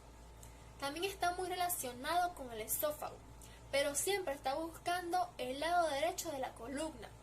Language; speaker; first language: Spanish; native; Spanish